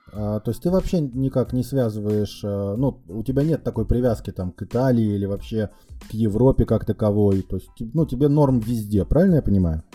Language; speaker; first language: Russian; native; Russian